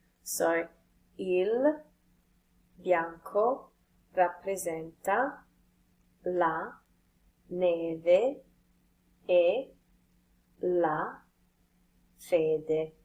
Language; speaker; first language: Italian; non-native, fluent; English